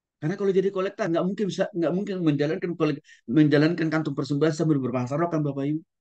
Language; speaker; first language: Indonesian; non-native, local second language; Batak Toba